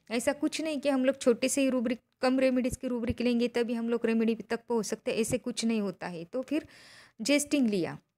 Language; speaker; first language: Hindi; non-native, local second language; Marathi